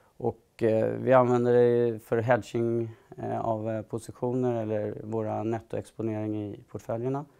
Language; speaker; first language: Swedish; native; Swedish